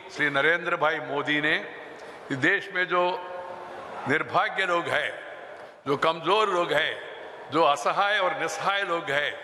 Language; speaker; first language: Hindi; non-native, local second language; Telugu